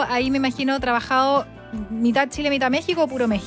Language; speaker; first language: Spanish; native; Spanish